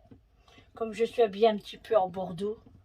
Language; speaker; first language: French; native; French